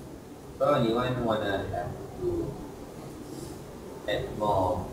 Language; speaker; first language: English; non-native, learner; Malay